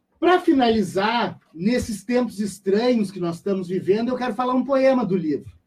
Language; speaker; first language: Portuguese; native; Portuguese